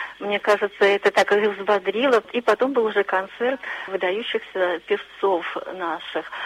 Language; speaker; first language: Russian; native; Russian